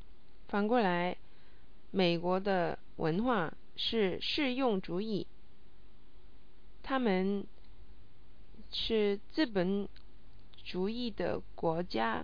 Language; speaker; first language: Chinese; non-native, learner; English